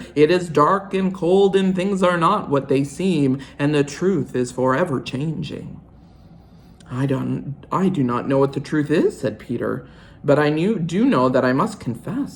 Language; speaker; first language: English; native; English